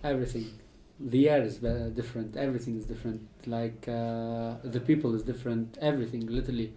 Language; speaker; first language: English; non-native, fluent; Arabic